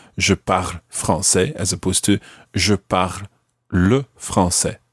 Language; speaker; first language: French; non-native, fluent; English